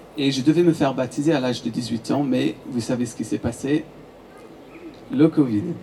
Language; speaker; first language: French; non-native, fluent; English